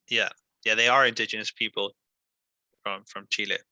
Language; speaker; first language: English; non-native, fluent; Spanish